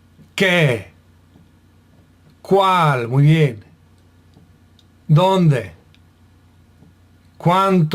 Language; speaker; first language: Spanish; non-native, fluent; English